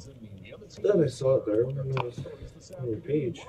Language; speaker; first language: English; native; English